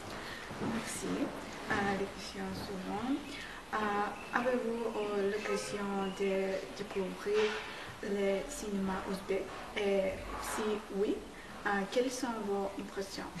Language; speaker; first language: French; non-native, learner; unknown